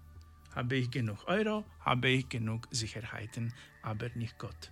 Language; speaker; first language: German; non-native, learner; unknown